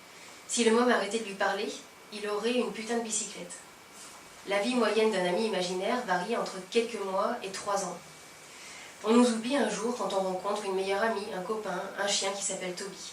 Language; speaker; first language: French; native; French